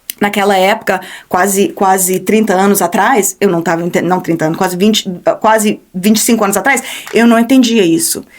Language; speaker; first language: Portuguese; early bilingual, heritage; Portuguese